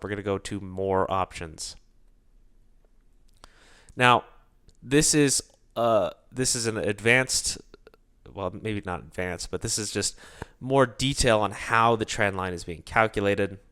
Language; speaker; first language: English; native; English